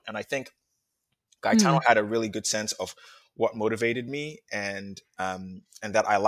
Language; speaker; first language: English; non-native, local second language; Akan